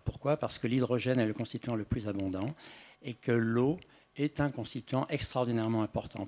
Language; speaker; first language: French; native; French